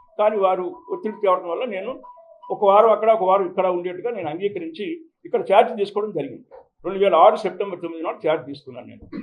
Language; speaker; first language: Telugu; native; Telugu